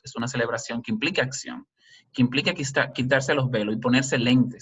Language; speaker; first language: Spanish; native; Spanish